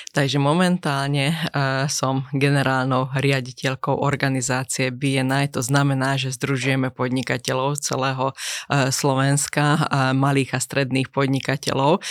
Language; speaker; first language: Slovak; non-native, local second language; Hungarian